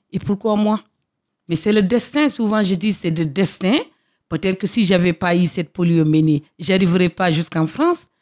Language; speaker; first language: French; non-native, local second language; Fula